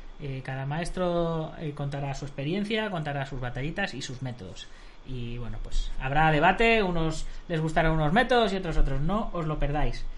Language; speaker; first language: Spanish; native; Spanish